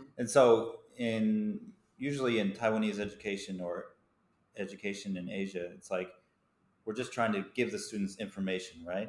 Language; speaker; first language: English; native; English